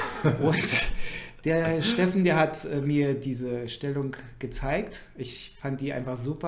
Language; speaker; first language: German; native; German